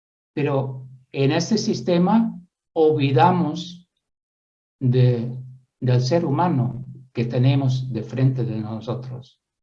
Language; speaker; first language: Spanish; non-native, fluent; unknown